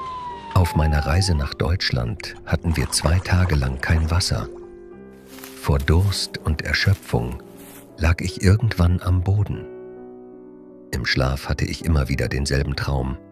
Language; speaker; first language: German; non-native, fluent; Persian